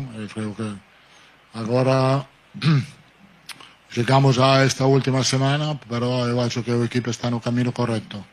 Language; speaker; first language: Portuguese; non-native, learner; Italian